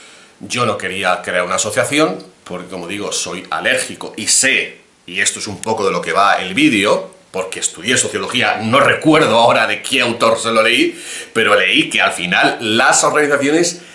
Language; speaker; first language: Spanish; native; Spanish